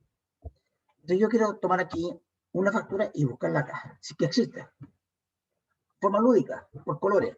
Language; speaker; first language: Spanish; native; Spanish